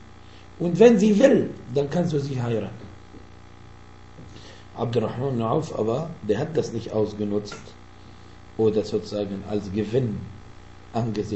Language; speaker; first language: German; non-native, fluent; Arabic